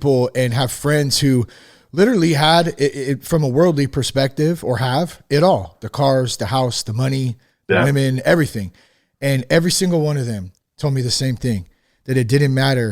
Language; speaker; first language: English; native; English